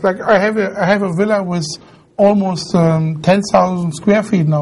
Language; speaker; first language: English; non-native, fluent; German